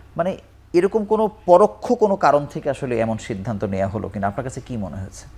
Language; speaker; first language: Bangla; native; Bangla